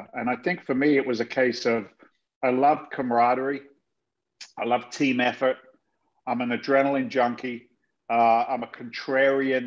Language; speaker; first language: English; native; English